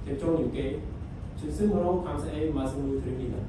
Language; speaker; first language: Korean; non-native, learner; Khmer